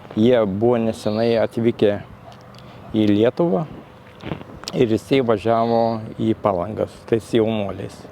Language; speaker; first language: Lithuanian; native; Lithuanian